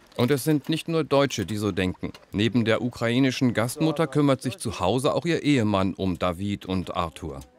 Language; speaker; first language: German; native; German